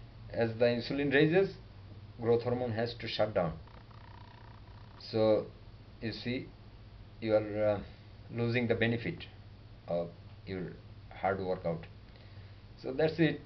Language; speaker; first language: English; non-native, local second language; Bangla